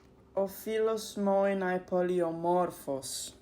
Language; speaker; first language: Greek; non-native, learner; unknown